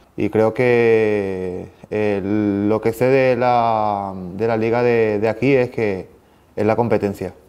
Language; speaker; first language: Spanish; native; Spanish